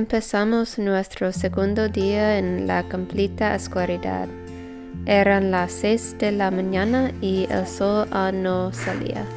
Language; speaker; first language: Spanish; non-native, learner; English